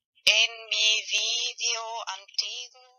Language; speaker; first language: Spanish; non-native, fluent; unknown